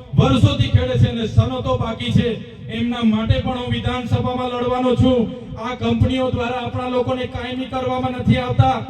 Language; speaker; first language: Gujarati; non-native, local second language; Vasavi